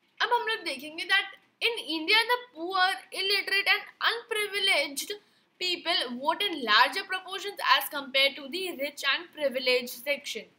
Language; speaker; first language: Hindi; native; Hindi